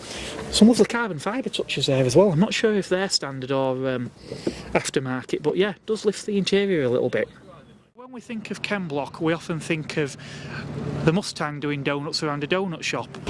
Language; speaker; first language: English; native; English